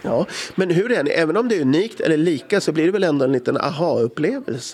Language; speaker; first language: Swedish; native; Swedish